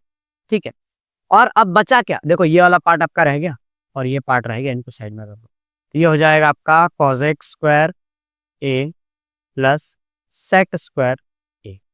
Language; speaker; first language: Hindi; non-native, local second language; Gujarati